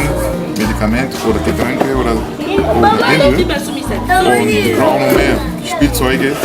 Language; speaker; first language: German; non-native, learner; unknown